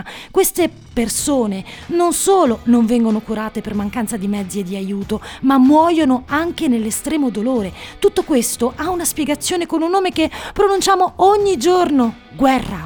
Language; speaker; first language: Italian; native; Italian